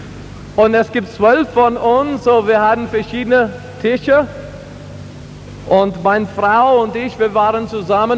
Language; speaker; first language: German; non-native, learner; English